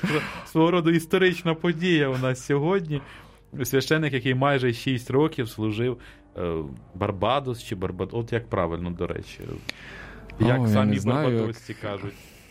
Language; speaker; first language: Ukrainian; native; Ukrainian